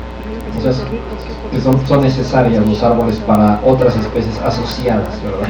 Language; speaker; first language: Spanish; native; Spanish